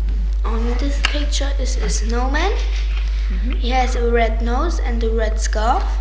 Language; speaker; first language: English; non-native, learner; German